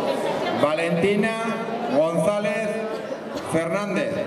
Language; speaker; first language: Spanish; native; Spanish